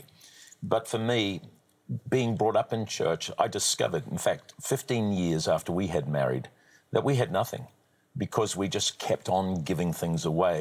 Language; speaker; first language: English; native; English